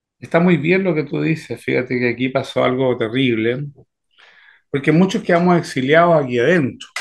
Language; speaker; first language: Spanish; native; Spanish